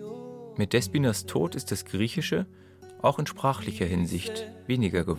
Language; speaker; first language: German; native; German